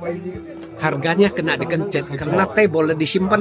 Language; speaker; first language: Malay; non-native, local second language; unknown